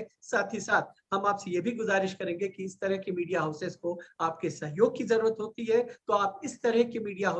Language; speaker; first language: Hindi; native; Hindi